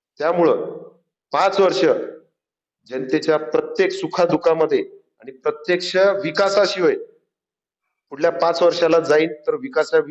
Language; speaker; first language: Marathi; native; Marathi